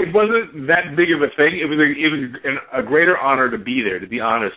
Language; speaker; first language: English; native; English